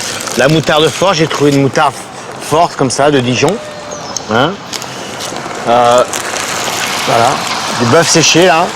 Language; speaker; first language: French; native; French